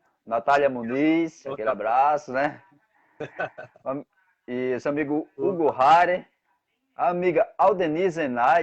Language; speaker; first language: Portuguese; native; Portuguese